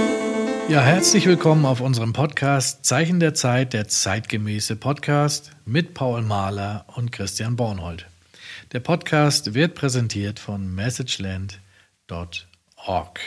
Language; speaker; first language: German; native; German